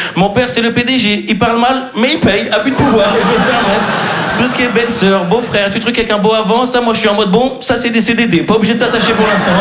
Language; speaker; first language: French; native; French